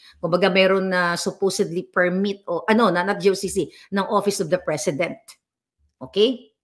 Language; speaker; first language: Filipino; native; Filipino